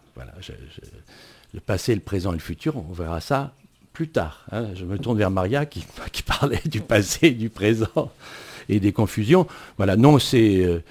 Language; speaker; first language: French; native; French